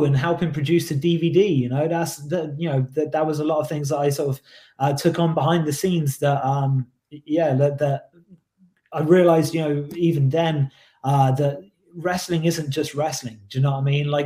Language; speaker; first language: English; native; English